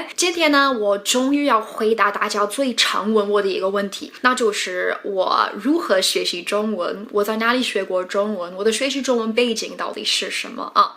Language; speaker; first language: Chinese; non-native, fluent; English